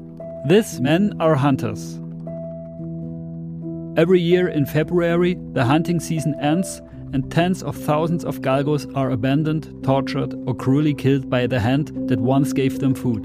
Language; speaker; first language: English; non-native, fluent; German